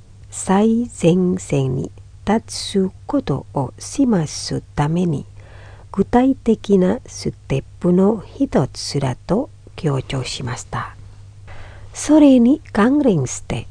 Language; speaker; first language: Japanese; non-native, fluent; Indonesian